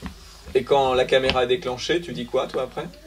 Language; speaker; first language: French; native; French